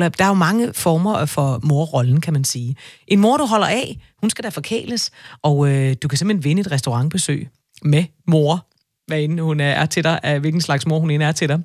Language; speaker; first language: Danish; native; Danish